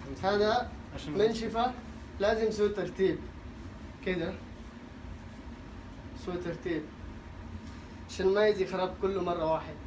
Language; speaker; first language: Arabic; non-native, learner; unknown